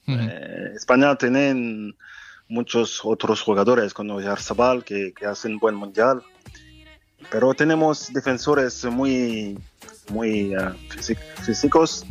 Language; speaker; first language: Spanish; non-native, fluent; French